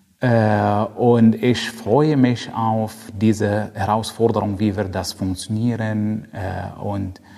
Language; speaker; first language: German; non-native, fluent; Arabic